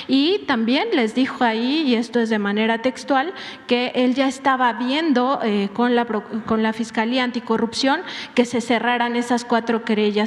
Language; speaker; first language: Spanish; native; Spanish